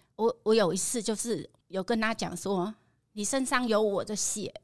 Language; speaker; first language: Chinese; non-native, fluent; Khmer